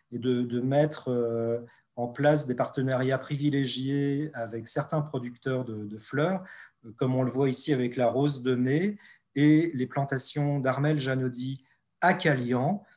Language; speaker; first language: French; native; French